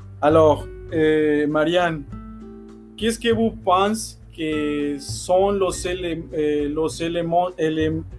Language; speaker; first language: French; non-native, learner; Spanish